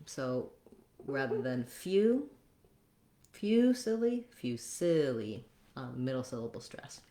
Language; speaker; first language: English; native; English